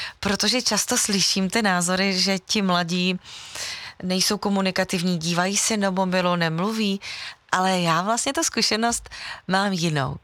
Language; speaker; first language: Czech; non-native, fluent; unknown